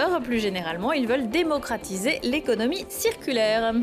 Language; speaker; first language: French; native; French